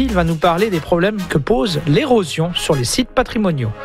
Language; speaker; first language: French; native; French